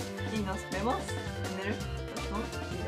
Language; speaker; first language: Spanish; non-native, fluent; Japanese